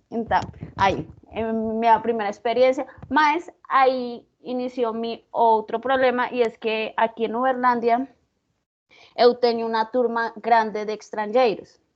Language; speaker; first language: Portuguese; non-native, learner; Spanish